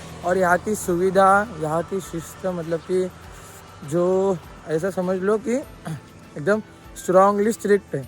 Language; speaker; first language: Hindi; non-native, local second language; Marathi